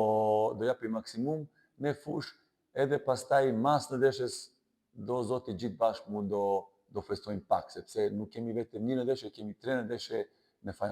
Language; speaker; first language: Albanian; non-native, learner; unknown